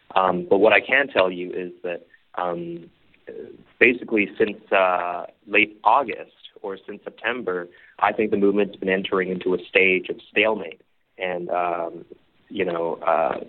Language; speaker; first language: English; non-native, local second language; Cantonese